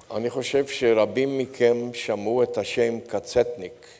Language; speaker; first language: Hebrew; non-native, fluent; Polish